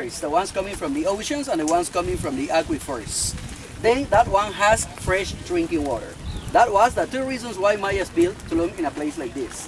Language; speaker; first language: English; non-native, fluent; Spanish